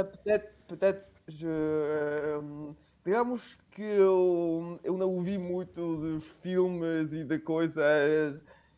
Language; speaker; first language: Portuguese; non-native, fluent; Italian